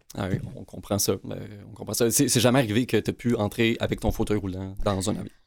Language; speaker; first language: French; native; French